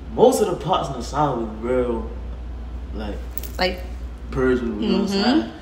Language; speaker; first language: English; native; English